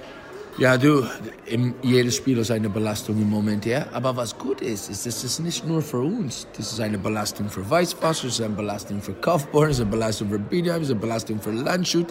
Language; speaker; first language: German; non-native, fluent; English